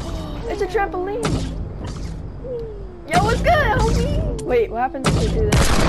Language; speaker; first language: English; native; English